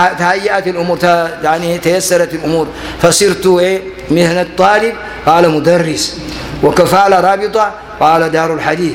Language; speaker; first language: Arabic; non-native, fluent; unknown